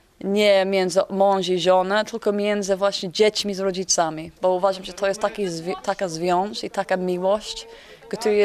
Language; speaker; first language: Polish; non-native, fluent; English